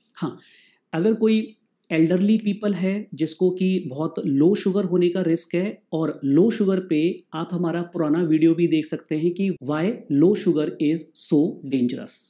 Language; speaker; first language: Hindi; native; Hindi